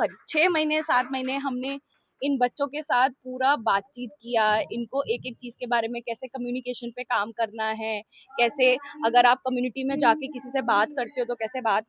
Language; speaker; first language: Hindi; native; Hindi